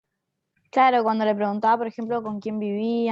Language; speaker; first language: Spanish; native; Spanish